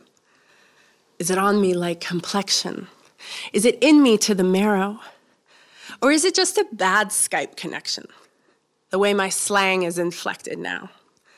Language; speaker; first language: English; native; English